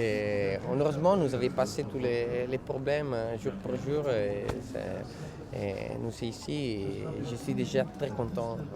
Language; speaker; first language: French; non-native, fluent; Italian